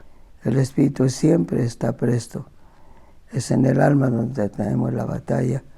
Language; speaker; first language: Spanish; native; Spanish